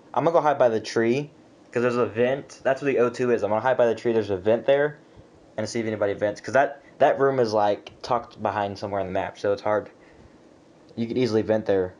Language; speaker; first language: English; native; English